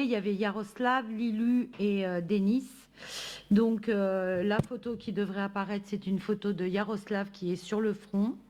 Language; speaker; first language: French; native; French